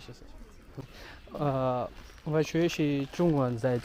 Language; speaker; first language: Chinese; non-native, learner; Urdu